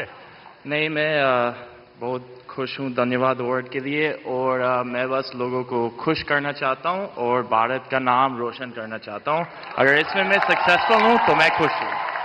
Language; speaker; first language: Hindi; early bilingual, heritage; Hindi